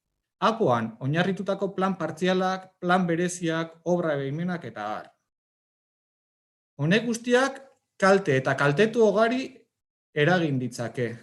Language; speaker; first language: Basque; native; Basque